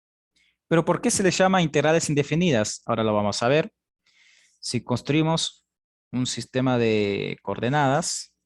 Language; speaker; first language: Spanish; native; Spanish